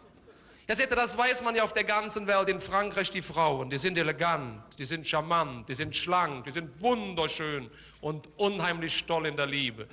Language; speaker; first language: German; native; German